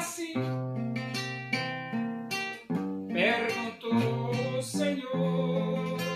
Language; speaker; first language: Portuguese; native; Portuguese